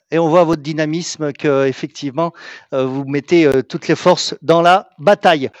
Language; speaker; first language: French; native; French